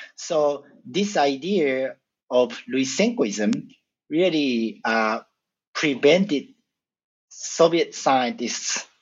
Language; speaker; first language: English; non-native, fluent; Japanese